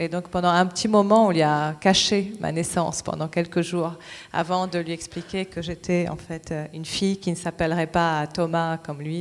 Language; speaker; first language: French; non-native, local second language; Arabic